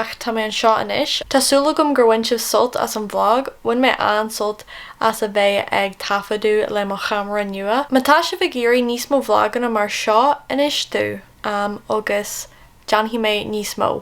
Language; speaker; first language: Irish; non-native, local second language; English